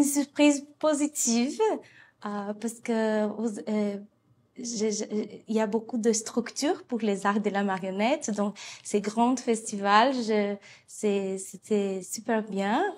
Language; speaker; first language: French; non-native, fluent; Portuguese